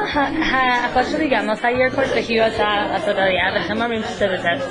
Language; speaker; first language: Hebrew; non-native, learner; English